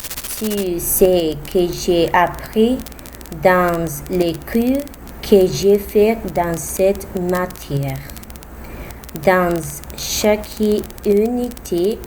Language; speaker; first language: French; non-native, learner; Spanish